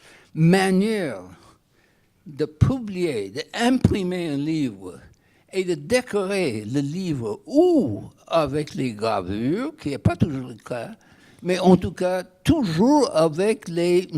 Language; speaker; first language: French; non-native, fluent; English